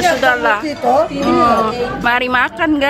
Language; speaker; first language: Indonesian; native; Indonesian